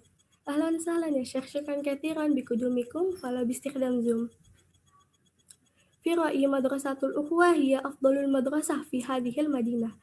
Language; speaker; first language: Arabic; non-native, learner; Indonesian